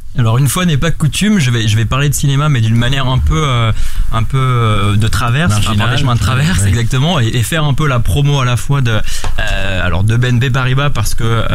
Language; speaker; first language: French; native; French